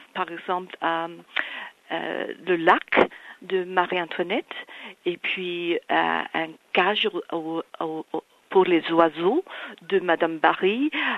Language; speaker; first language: French; non-native, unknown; English